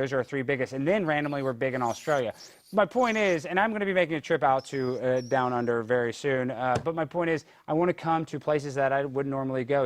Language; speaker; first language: English; native; English